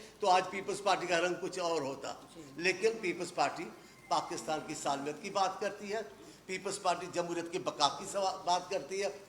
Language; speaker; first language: Urdu; non-native, local second language; Sindhi